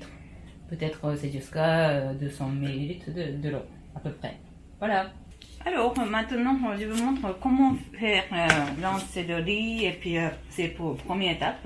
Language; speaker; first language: French; non-native, learner; Japanese